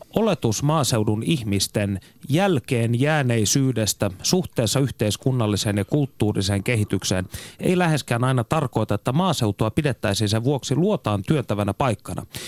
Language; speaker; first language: Finnish; native; Finnish